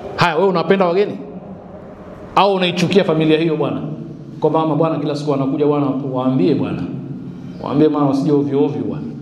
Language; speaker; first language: Swahili; native; Swahili